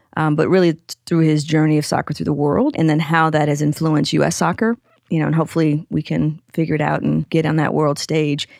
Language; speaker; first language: English; native; English